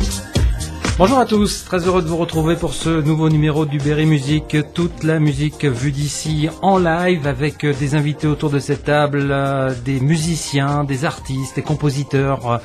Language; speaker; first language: French; native; French